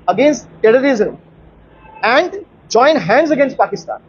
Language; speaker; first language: Hindi; non-native, local second language; Bangla